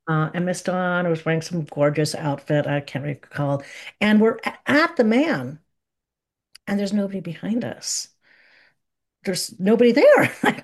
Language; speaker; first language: English; native; English